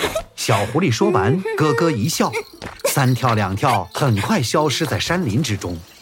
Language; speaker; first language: Chinese; native; Chinese